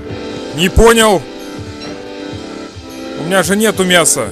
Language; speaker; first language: Russian; native; Russian